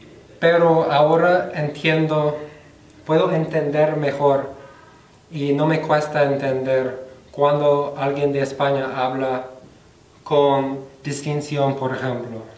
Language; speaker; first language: Spanish; non-native, fluent; English